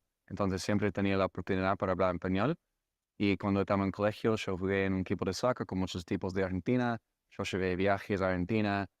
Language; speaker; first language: Spanish; non-native, fluent; English